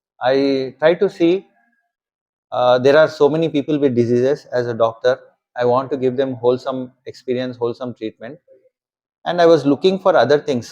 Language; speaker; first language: English; non-native, local second language; Telugu